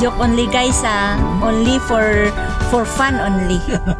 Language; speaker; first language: English; non-native, learner; Filipino